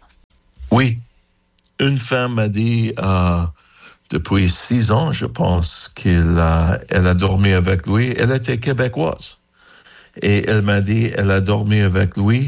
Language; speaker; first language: French; non-native, learner; English